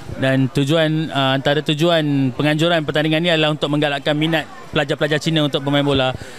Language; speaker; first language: Malay; native; Malay